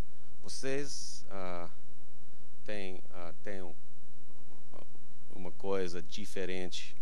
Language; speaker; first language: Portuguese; non-native, learner; English